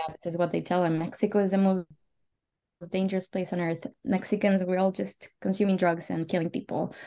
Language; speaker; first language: English; early bilingual, other home language; Spanish